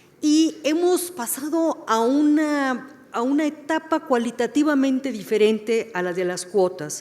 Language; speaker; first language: Spanish; native; Spanish